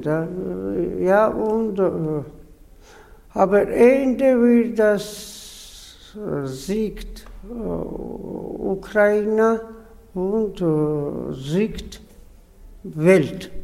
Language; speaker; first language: German; non-native, learner; Georgian